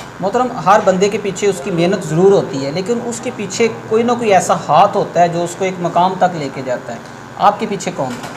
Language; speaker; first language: Urdu; non-native, local second language; Punjabi